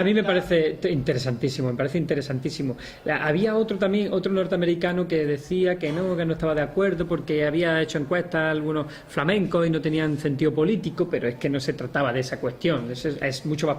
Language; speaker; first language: Spanish; native; Spanish